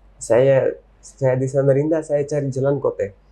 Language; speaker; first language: Indonesian; non-native, learner; Urdu